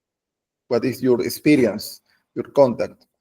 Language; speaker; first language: English; non-native, learner; Spanish